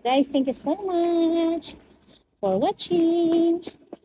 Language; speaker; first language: English; non-native, local second language; Filipino